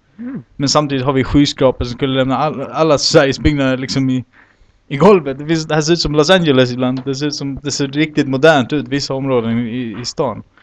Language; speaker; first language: Swedish; native; Swedish